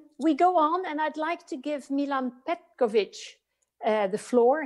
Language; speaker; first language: English; non-native, fluent; Dutch